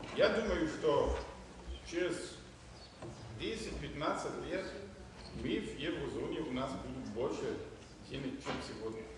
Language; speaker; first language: Russian; non-native, fluent; German